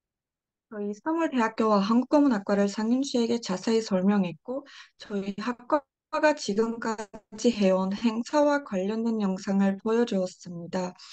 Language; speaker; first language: Korean; non-native, fluent; Turkish